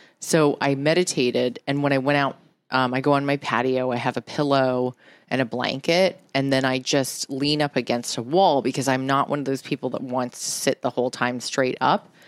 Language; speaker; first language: English; early bilingual, other home language; Japanese